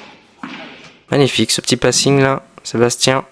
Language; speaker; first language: French; native; French